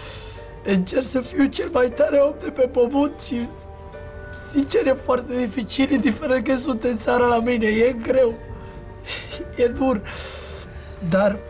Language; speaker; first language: Romanian; non-native, fluent; Spanish